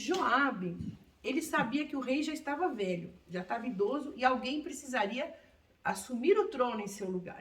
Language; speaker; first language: Portuguese; native; Portuguese